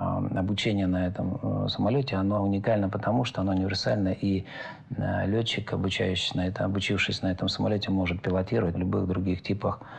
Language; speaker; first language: Russian; native; Russian